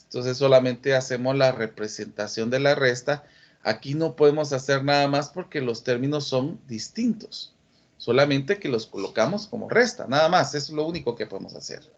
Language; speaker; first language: Spanish; native; Spanish